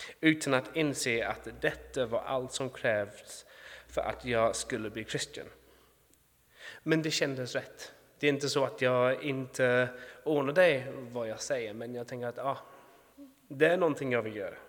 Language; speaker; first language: Swedish; non-native, fluent; English